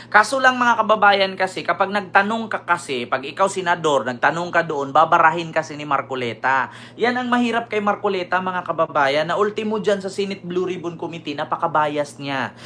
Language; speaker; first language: Filipino; native; Filipino